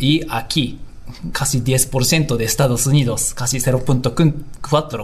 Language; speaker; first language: Spanish; non-native, learner; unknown